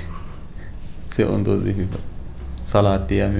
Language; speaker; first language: Finnish; non-native, learner; Arabic